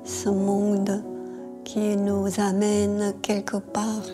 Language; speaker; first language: French; non-native, fluent; Korean